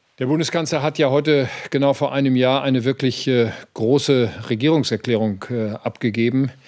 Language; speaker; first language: German; native; German